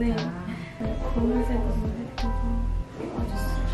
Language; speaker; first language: Korean; non-native, fluent; Cantonese